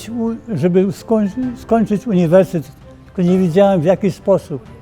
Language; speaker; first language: Polish; early bilingual, heritage; Polish